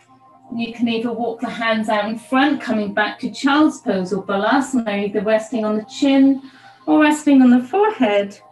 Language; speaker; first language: English; native; English